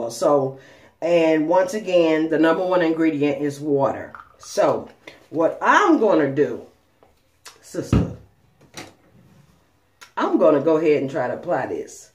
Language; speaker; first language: English; native; English